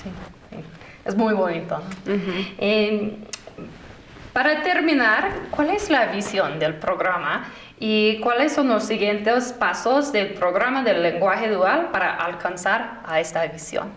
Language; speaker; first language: Spanish; non-native, fluent; English